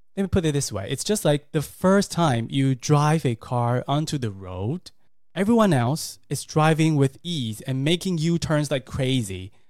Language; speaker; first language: English; non-native, fluent; Chinese